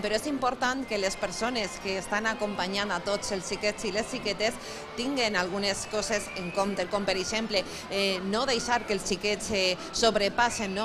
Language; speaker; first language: Catalan; native; Catalan